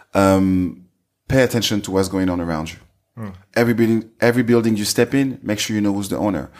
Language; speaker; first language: English; non-native, fluent; French